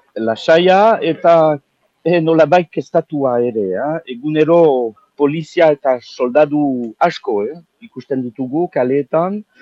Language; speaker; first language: Basque; non-native, local second language; French